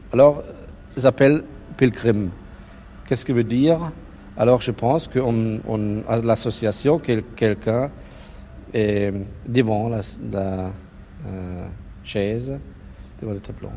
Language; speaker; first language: French; non-native, learner; German